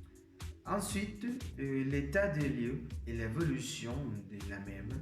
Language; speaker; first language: French; non-native, learner; Spanish